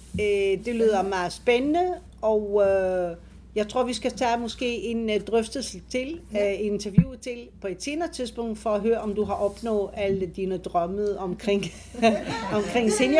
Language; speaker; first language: Danish; non-native, fluent; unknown